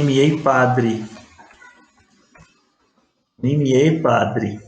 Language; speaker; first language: Italian; non-native, fluent; Portuguese